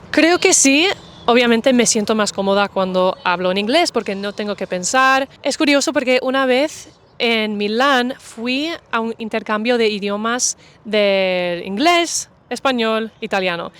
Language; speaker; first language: Spanish; non-native, fluent; English